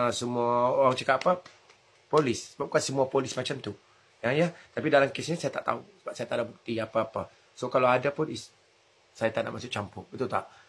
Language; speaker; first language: Malay; native; Malay